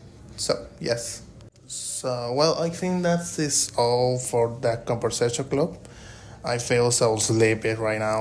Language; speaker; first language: English; non-native, learner; Spanish